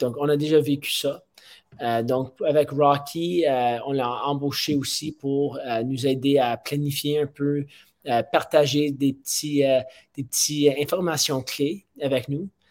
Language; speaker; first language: French; non-native, fluent; English